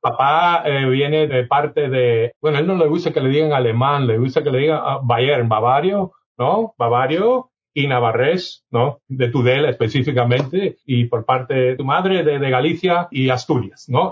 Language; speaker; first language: Spanish; native; Spanish